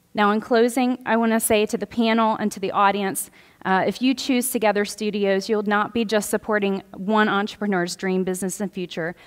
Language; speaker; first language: English; native; English